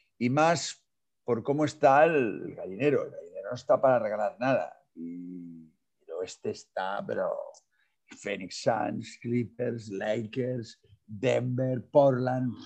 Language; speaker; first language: Spanish; non-native, local second language; Catalan